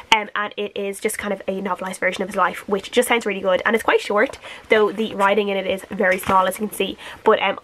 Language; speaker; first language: English; native; English